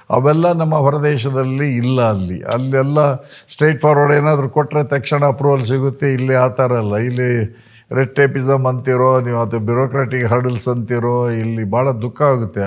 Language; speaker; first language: Kannada; non-native, local second language; Konkani